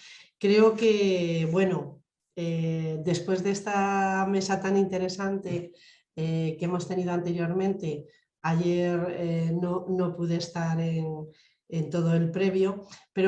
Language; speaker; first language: Spanish; native; Spanish